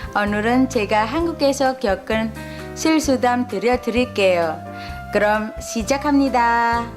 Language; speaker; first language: Korean; non-native, fluent; Indonesian